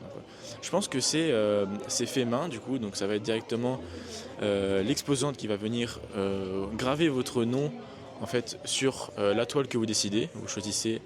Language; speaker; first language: French; native; French